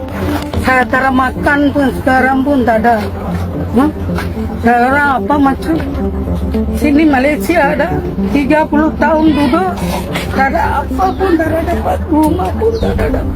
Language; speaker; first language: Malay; non-native, learner; Indonesian